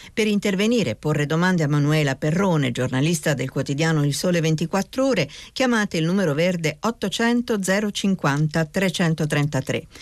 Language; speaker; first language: Italian; native; Italian